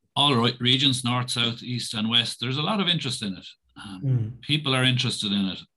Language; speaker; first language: English; native; English